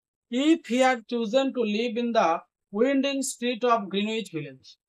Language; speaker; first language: English; non-native, local second language; Bangla